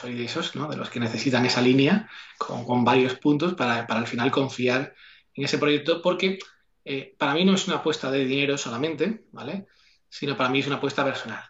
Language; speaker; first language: Spanish; native; Spanish